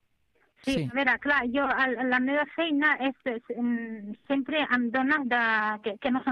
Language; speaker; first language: Catalan; non-native, fluent; Arabic